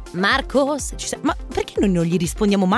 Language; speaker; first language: Italian; native; Italian